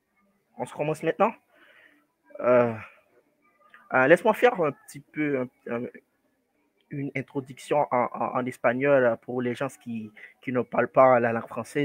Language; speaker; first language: French; non-native, fluent; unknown